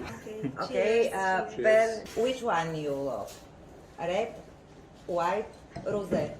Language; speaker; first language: English; non-native, learner; Bulgarian